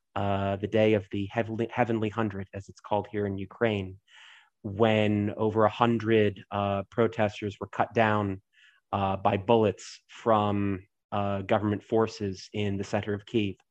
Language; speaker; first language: English; native; English